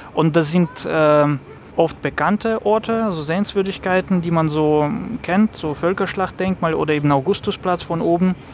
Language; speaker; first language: German; non-native, fluent; Russian